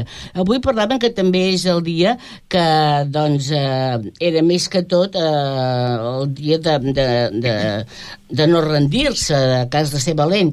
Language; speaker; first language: Catalan; native; Catalan